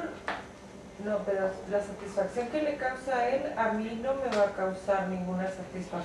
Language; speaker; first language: Spanish; native; Spanish